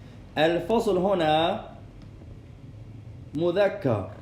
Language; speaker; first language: Arabic; non-native, fluent; English